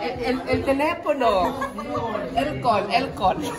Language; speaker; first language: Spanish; non-native, learner; Filipino